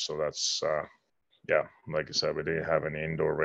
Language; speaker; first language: English; non-native, fluent; Finnish